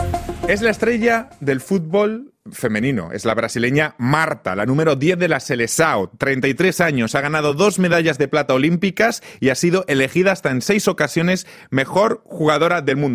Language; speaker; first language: Spanish; native; Spanish